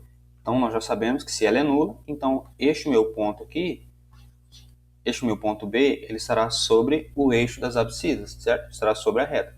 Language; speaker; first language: Portuguese; native; Portuguese